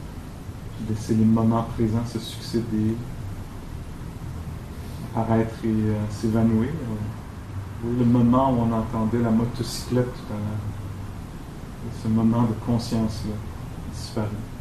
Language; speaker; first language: French; native; French